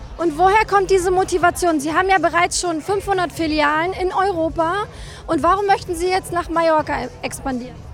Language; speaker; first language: German; native; German